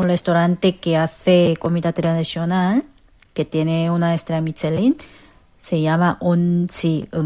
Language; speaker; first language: Spanish; non-native, learner; Korean